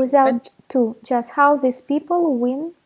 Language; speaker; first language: English; non-native, fluent; Russian